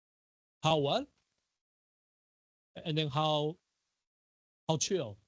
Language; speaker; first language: English; non-native, fluent; Chinese